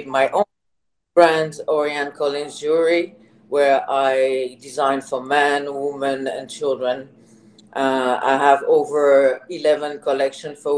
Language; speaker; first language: English; non-native, fluent; French